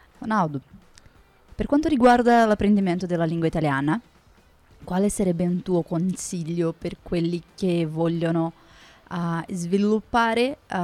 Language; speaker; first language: Italian; non-native, learner; Portuguese